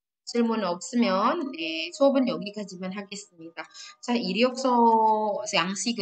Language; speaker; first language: Korean; non-native, fluent; Indonesian